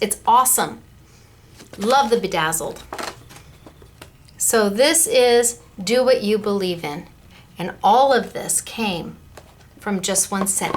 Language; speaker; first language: English; native; English